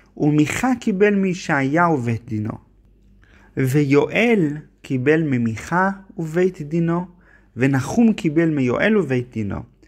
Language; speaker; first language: Hebrew; native; Hebrew